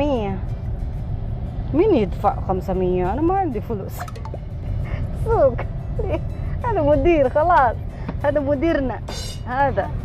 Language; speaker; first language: Arabic; non-native, learner; Indonesian